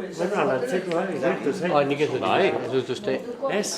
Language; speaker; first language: Basque; non-native, local second language; Spanish